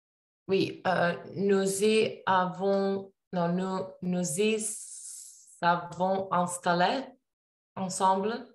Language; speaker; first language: French; non-native, learner; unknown